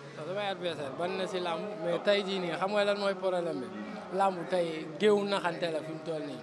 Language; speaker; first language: Wolof; native; Wolof